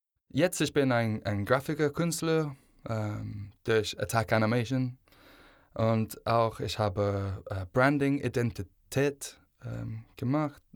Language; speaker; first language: German; non-native, learner; English